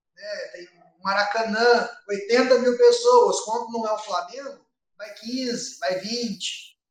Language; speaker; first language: Portuguese; native; Portuguese